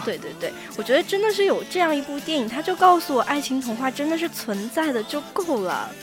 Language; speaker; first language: Chinese; native; Chinese